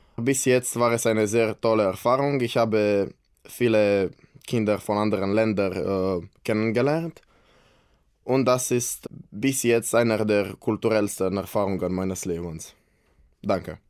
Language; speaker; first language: German; non-native, fluent; Romanian